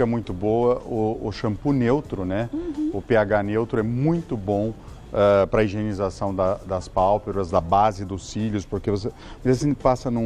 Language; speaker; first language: Portuguese; native; Portuguese